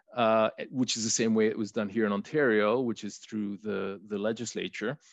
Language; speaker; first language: English; non-native, fluent; Spanish